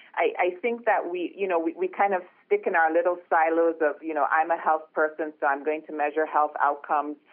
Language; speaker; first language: English; non-native, local second language; Yoruba